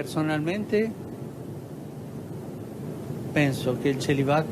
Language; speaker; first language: Italian; non-native, fluent; Spanish